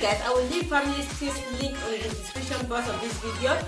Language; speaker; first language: English; non-native, local second language; Igbo